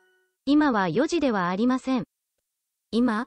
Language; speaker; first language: Japanese; non-native, learner; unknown